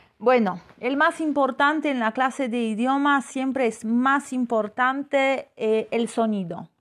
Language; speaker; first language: Spanish; non-native, fluent; Polish